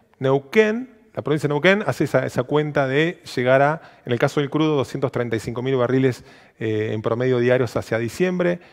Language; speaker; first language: Spanish; native; Spanish